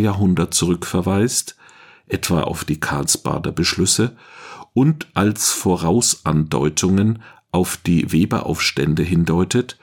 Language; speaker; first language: German; native; German